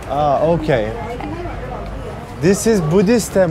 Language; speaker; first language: English; non-native, learner; Turkish